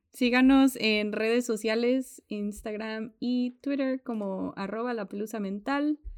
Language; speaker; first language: Spanish; early bilingual, heritage; Spanish